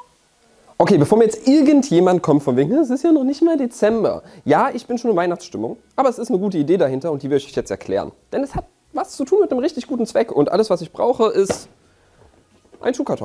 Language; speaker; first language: German; native; German